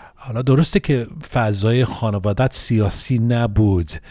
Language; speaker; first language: Persian; early bilingual, heritage; Persian